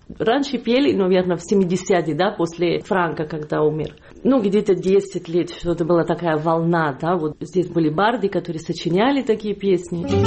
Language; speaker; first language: Russian; non-native, fluent; Catalan